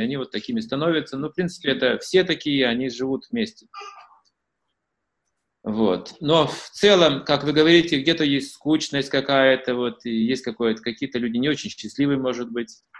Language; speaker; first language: Russian; native; Russian